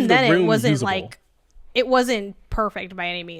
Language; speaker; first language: English; native; English